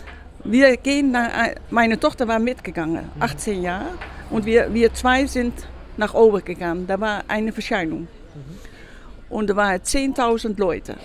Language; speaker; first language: German; non-native, learner; Dutch